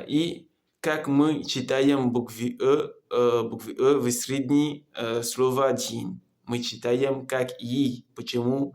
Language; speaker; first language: Russian; non-native, learner; Comorian